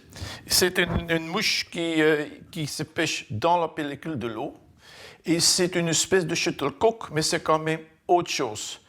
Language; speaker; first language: French; non-native, fluent; Dutch